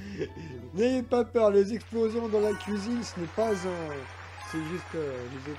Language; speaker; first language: French; native; French